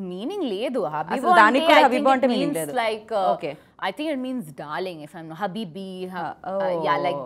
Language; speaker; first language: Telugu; non-native, fluent; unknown